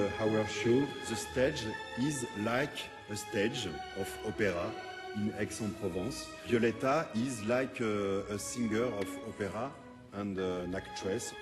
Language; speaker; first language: English; non-native, learner; French